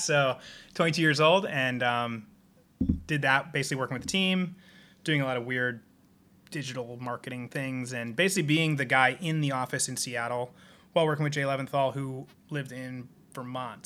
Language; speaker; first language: English; native; English